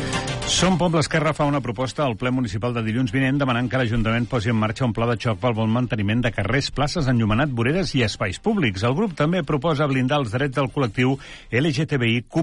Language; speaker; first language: Catalan; native; Catalan